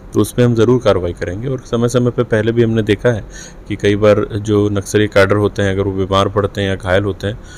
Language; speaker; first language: Hindi; native; Hindi